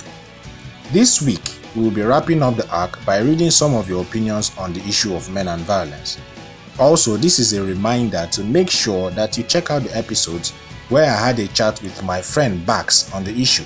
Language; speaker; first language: English; non-native, local second language; Igbo